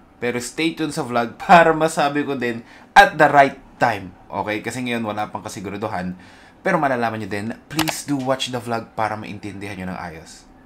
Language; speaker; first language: Filipino; native; Filipino